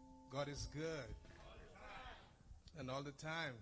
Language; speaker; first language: English; non-native, fluent; Haitian Creole